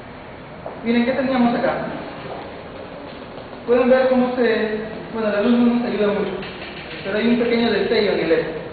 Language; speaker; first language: Spanish; native; Spanish